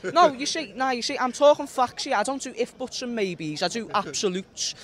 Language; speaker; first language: English; native; English